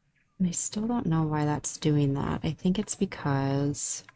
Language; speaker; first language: English; native; English